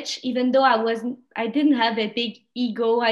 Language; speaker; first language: English; non-native, fluent; French